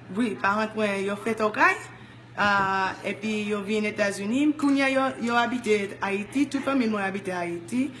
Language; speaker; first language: Haitian Creole; early bilingual, heritage; English